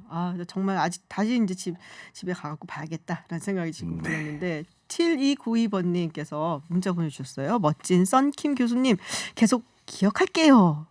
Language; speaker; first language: Korean; native; Korean